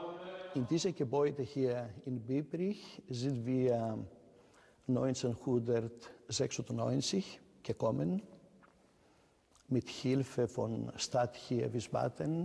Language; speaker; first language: German; non-native, fluent; Greek